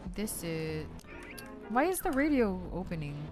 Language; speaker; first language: English; non-native, local second language; Filipino